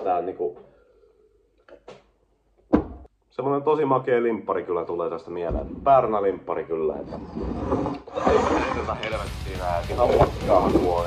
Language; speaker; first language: Finnish; native; Finnish